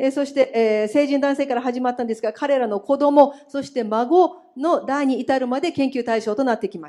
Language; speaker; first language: Japanese; native; Japanese